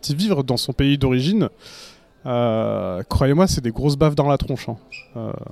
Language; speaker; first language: French; native; French